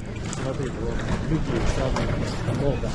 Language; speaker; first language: Russian; native; Russian